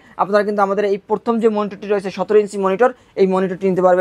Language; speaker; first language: Bangla; native; Bangla